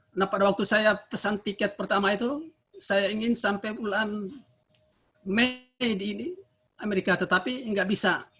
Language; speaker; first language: Indonesian; native; Indonesian